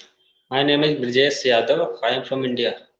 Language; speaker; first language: English; non-native, fluent; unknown